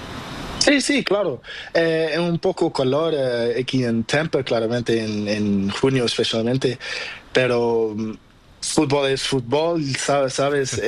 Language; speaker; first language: Spanish; non-native, learner; Portuguese